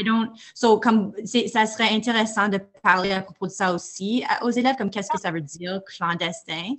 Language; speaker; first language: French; non-native, fluent; English